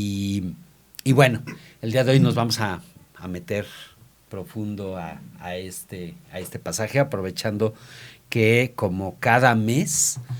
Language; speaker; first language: Spanish; native; Spanish